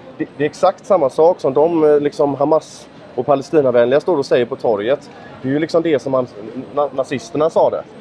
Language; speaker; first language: Swedish; native; Swedish